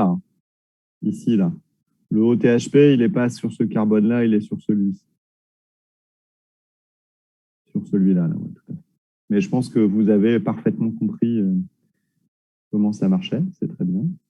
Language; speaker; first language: French; native; French